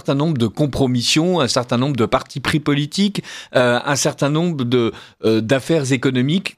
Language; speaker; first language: French; native; French